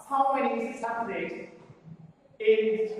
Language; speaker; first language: English; non-native, learner; Vietnamese